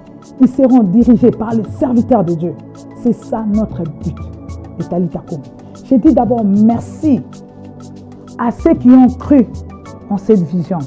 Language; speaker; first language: French; non-native, local second language; Lingala